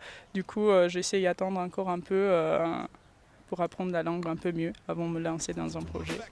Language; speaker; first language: French; non-native, fluent; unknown